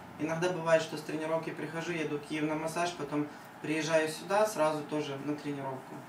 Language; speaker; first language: Russian; native; Russian